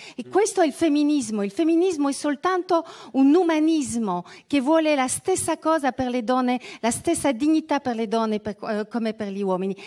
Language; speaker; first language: Italian; early bilingual, heritage; French